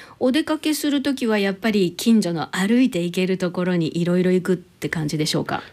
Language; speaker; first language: Japanese; native; Japanese